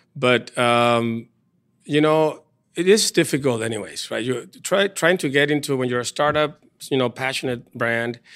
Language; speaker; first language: English; non-native, fluent; Spanish